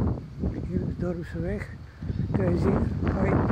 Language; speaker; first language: Dutch; non-native, learner; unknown